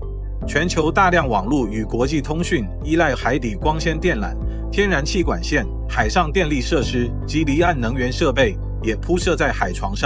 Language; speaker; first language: Chinese; native; Chinese